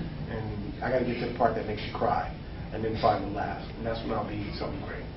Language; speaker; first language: English; native; English